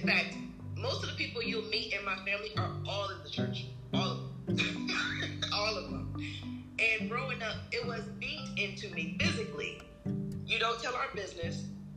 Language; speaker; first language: English; native; English